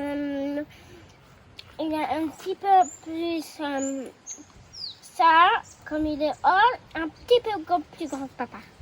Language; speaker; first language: French; early bilingual, other home language; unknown